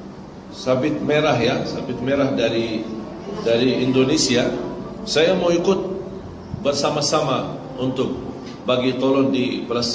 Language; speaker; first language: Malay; non-native, fluent; Arabic